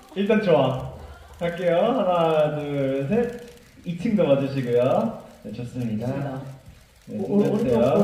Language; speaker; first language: Korean; non-native, learner; Chinese